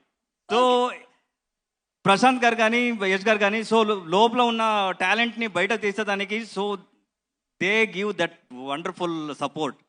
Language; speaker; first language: Telugu; non-native, learner; Kannada